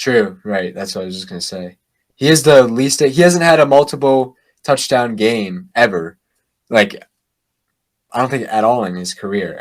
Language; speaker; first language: English; native; English